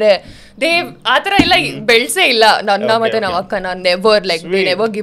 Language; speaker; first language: English; non-native, local second language; Kannada